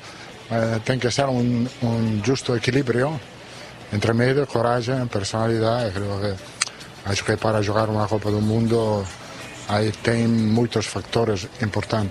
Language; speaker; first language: Portuguese; non-native, fluent; Italian